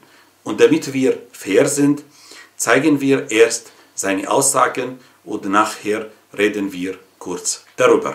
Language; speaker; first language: German; non-native, fluent; Arabic